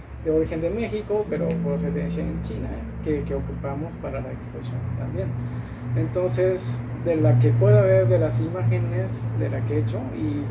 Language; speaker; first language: Spanish; non-native, learner; Japanese